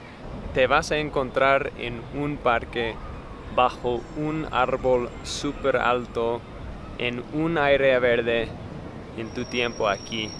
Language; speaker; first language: Spanish; non-native, fluent; English